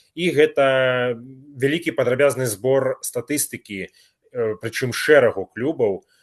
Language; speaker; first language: Belarusian; native; Belarusian